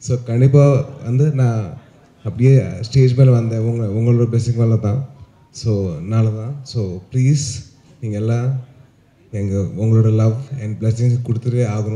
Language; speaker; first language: Tamil; non-native, local second language; Telugu